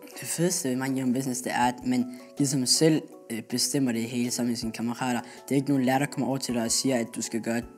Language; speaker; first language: Danish; early bilingual, other home language; Somali